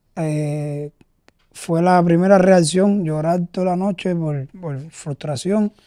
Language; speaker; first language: Spanish; native; Spanish